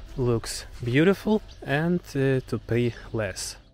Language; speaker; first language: English; non-native, fluent; Ukrainian